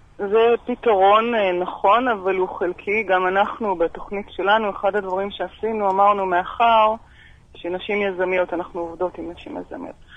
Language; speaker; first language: Hebrew; native; Hebrew